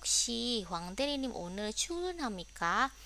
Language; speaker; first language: Korean; non-native, fluent; Indonesian